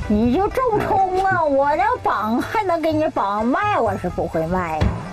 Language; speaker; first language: Chinese; native; Chinese